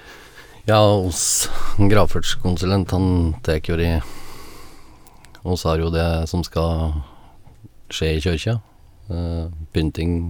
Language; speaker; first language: Norwegian; native; Norwegian